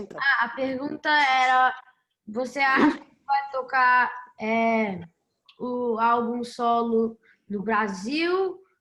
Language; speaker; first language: Portuguese; early bilingual, heritage; Portuguese